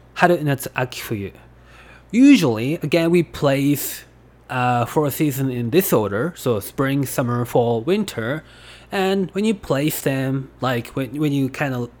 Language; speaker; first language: English; non-native, fluent; Japanese